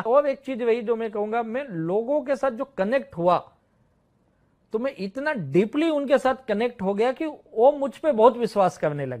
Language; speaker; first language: Hindi; native; Hindi